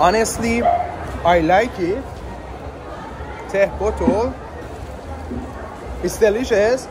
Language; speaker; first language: English; non-native, learner; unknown